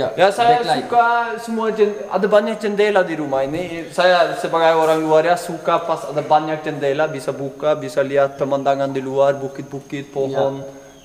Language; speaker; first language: Indonesian; non-native, fluent; Norwegian